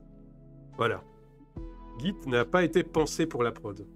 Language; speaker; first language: French; native; French